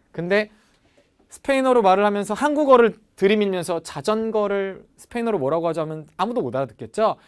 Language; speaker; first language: Korean; native; Korean